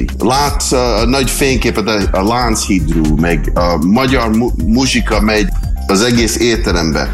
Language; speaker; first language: Hungarian; early bilingual, heritage; Hungarian